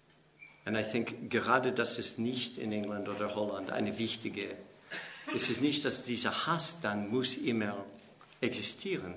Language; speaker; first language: German; non-native, fluent; English